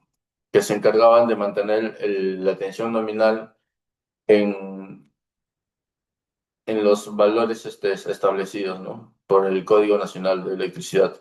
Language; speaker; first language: Spanish; native; Spanish